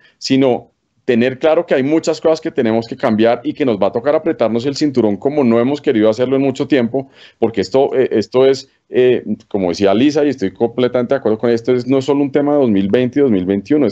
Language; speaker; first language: Spanish; native; Spanish